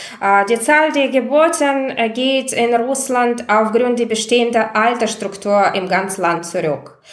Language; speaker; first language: German; non-native, fluent; Russian